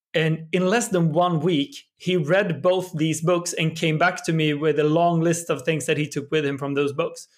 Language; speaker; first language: English; non-native, fluent; Swedish